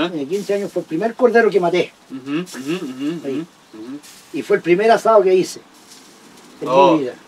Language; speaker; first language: Spanish; native; Spanish